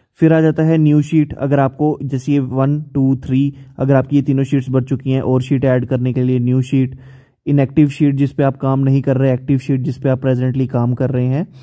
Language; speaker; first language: Hindi; native; Hindi